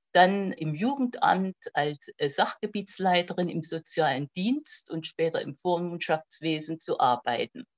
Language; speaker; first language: German; native; German